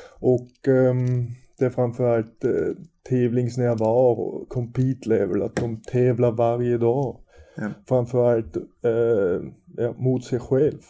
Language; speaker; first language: Swedish; non-native, fluent; German